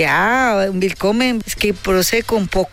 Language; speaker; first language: German; non-native, learner; Spanish